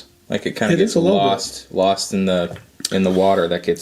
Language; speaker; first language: English; native; English